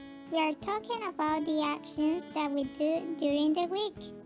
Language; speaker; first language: English; non-native, fluent; Spanish